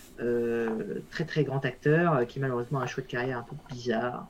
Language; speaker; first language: French; native; French